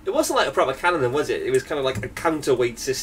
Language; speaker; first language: English; native; English